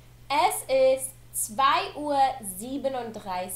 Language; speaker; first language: German; non-native, learner; English